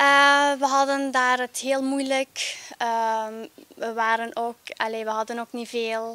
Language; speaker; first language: Dutch; early bilingual, other home language; Albanian